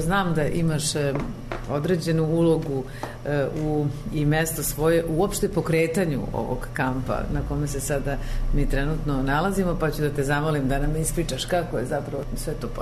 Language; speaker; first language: Serbian; native; Serbian